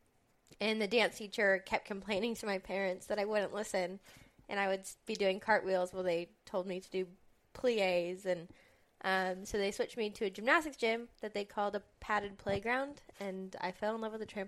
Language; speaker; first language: English; native; English